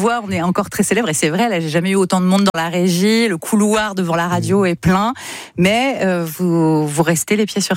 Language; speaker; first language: French; native; French